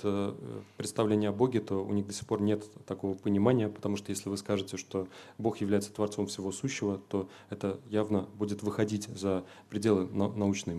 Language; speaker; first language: Russian; native; Russian